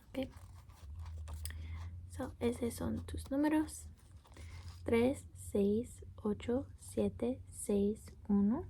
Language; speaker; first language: Spanish; non-native, learner; English